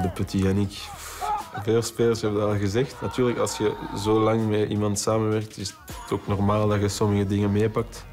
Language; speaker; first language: Dutch; non-native, local second language; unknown